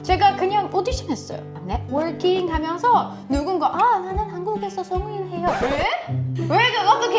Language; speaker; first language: Korean; non-native, fluent; English